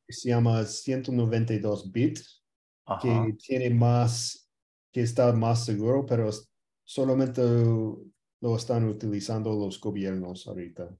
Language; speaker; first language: Spanish; early bilingual, heritage; Spanish